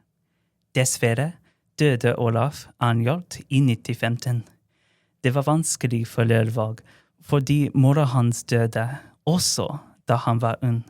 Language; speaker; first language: Norwegian; non-native, fluent; English